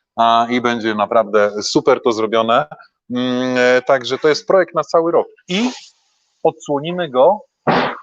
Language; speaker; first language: Polish; native; Polish